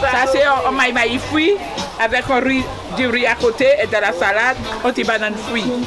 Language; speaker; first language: French; non-native, local second language; English